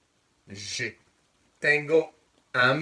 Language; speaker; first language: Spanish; non-native, fluent; French